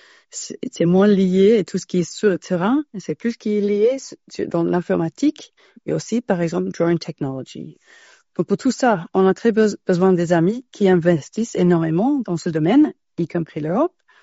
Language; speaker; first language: French; non-native, fluent; English